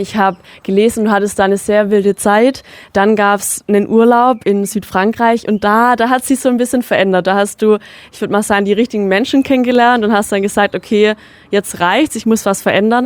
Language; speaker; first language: German; native; German